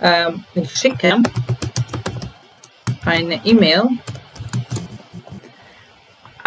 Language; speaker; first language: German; non-native, fluent; Italian